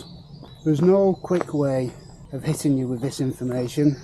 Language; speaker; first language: English; native; English